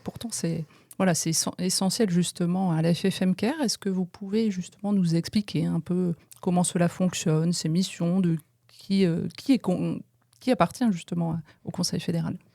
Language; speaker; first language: French; native; French